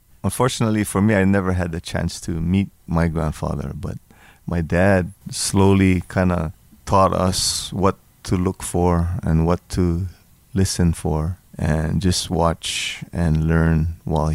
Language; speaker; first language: English; native; English